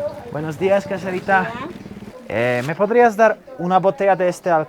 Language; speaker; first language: Spanish; non-native, learner; Slovak